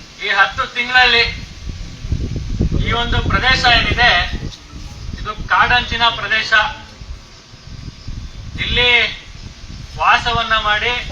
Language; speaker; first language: Kannada; native; Kannada